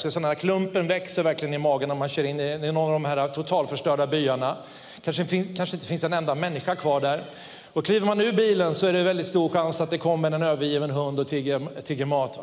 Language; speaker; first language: Swedish; native; Swedish